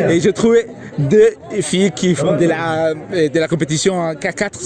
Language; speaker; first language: French; non-native, learner; Spanish